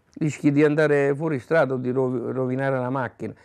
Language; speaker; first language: Italian; native; Italian